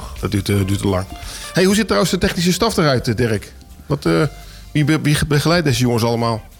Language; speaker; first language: Dutch; native; Dutch